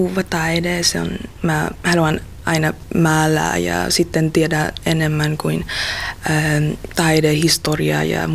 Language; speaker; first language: Finnish; non-native, learner; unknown